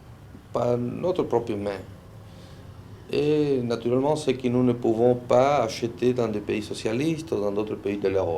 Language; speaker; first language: French; non-native, fluent; Spanish